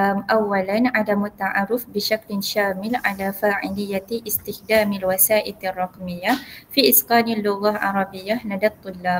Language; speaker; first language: Arabic; non-native, learner; Malay